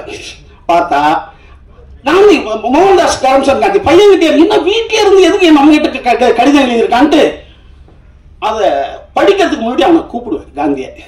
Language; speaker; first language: Tamil; native; Tamil